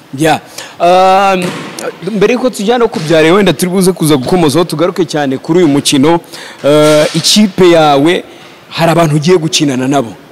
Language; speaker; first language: Kinyarwanda; native; Kinyarwanda